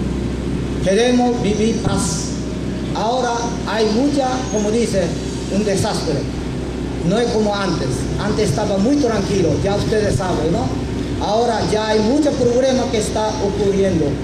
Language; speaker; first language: Spanish; non-native, learner; Japanese